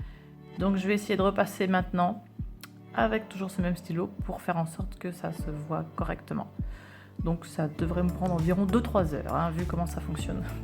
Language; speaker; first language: French; native; French